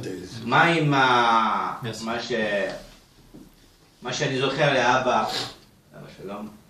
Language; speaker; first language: Hebrew; non-native, fluent; French